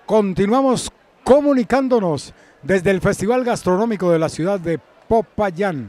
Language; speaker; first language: Spanish; native; Spanish